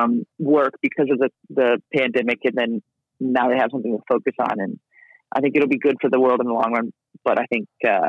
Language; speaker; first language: English; native; English